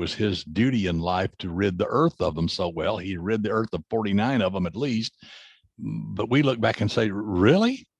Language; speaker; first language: English; native; English